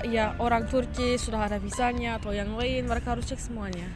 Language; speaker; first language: Indonesian; non-native, fluent; Turkish